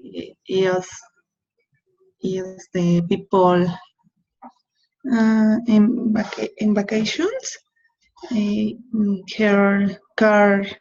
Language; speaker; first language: English; non-native, learner; Spanish